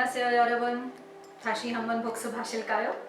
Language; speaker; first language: Korean; non-native, fluent; Hindi